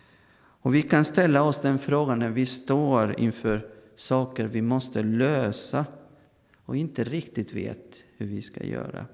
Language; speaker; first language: Swedish; non-native, fluent; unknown